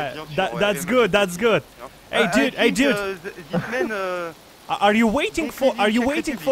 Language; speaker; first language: English; non-native, learner; Russian